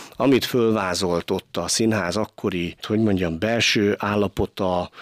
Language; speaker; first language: Hungarian; native; Hungarian